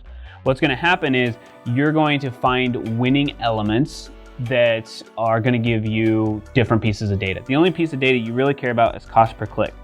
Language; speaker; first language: English; native; English